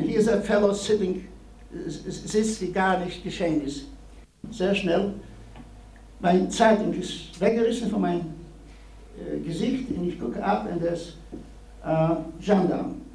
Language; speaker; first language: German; non-native, learner; Polish